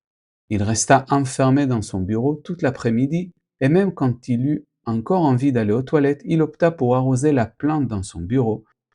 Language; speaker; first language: French; non-native, fluent; Spanish